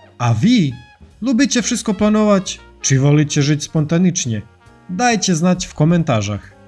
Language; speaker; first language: Polish; non-native, fluent; Serbian